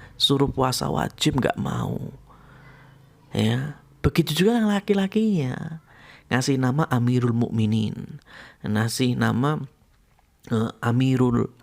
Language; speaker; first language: Indonesian; non-native, local second language; Javanese